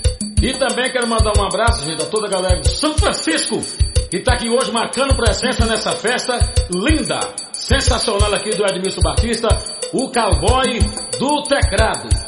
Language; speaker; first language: Portuguese; native; Portuguese